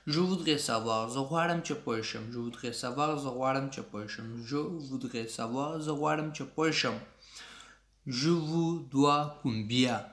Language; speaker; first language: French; non-native, learner; Pashto